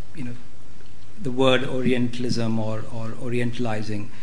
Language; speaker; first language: English; non-native, local second language; Hindi